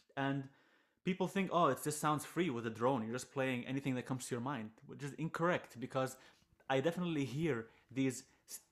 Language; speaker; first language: English; non-native, fluent; Arabic